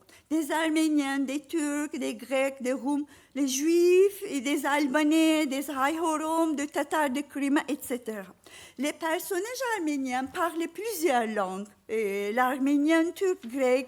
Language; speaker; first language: French; non-native, fluent; Turkish